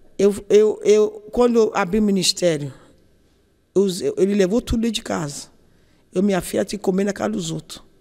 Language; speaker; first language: Portuguese; non-native, learner; Yoruba